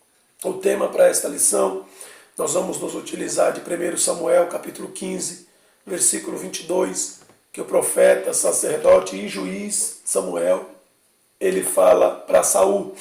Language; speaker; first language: Portuguese; native; Portuguese